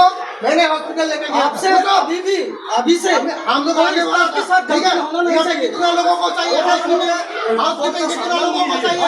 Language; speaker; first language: Hindi; non-native, local second language; Assamese